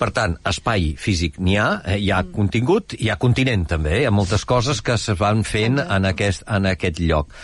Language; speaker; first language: Catalan; native; Catalan